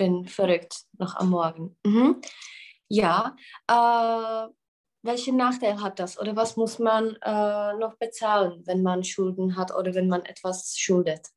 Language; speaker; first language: German; non-native, learner; Czech